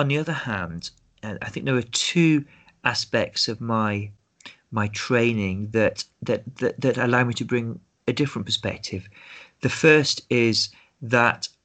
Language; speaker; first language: English; native; English